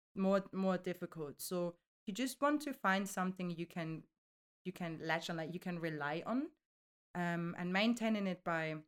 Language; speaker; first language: English; non-native, fluent; German